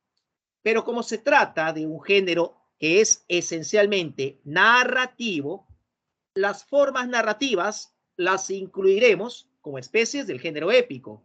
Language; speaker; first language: Spanish; native; Spanish